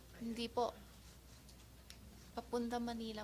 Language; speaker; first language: Filipino; non-native, learner; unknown